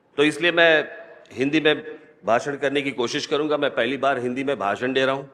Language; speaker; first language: Hindi; non-native, local second language; Marathi